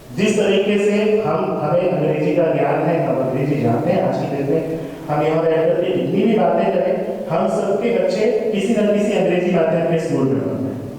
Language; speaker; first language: Hindi; native; Hindi